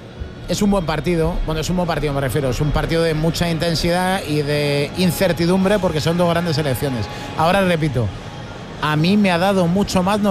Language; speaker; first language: Spanish; native; Spanish